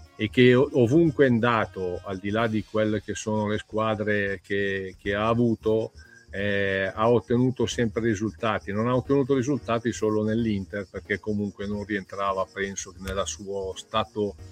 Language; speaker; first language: Italian; native; Italian